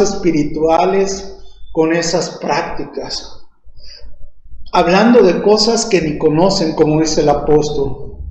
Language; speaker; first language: Spanish; native; Spanish